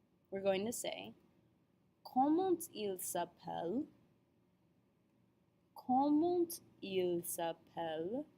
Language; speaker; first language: French; non-native, fluent; English